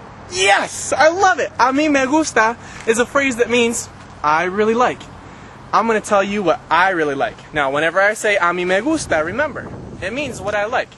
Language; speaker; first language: English; native; English